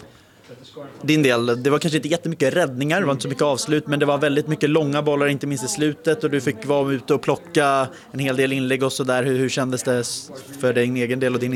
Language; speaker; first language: Swedish; native; Swedish